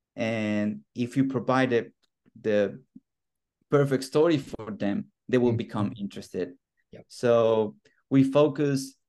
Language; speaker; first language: English; non-native, fluent; Spanish